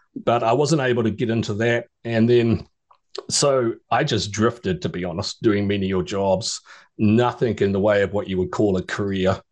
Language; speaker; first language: English; native; English